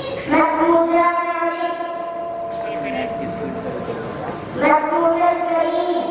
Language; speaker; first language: Arabic; non-native, learner; Urdu